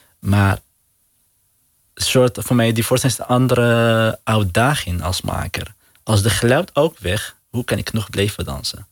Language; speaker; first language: Dutch; non-native, learner; Arabic